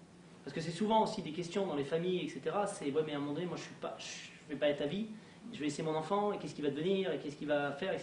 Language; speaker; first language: French; native; French